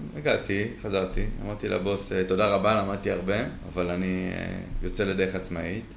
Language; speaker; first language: Hebrew; native; Hebrew